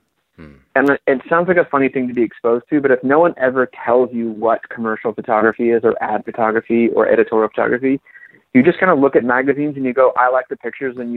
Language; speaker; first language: English; native; English